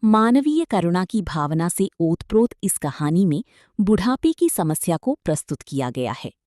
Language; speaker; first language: Hindi; non-native, local second language; Malayalam